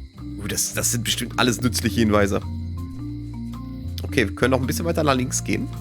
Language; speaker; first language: German; native; German